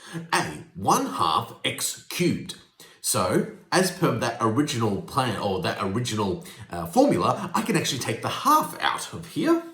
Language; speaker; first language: English; native; English